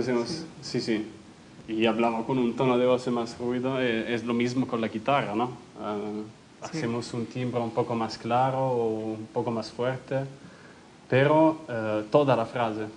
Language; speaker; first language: Spanish; non-native, fluent; Italian